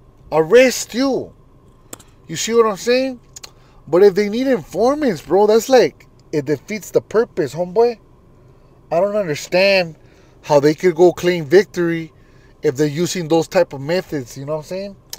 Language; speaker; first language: English; early bilingual, other home language; Spanish